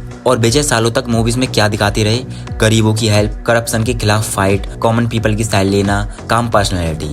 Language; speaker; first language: Hindi; native; Hindi